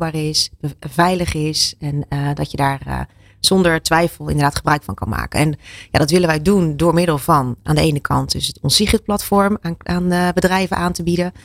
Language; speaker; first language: Dutch; native; Dutch